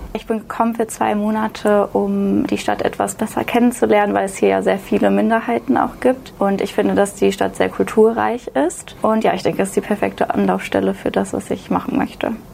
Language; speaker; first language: German; native; German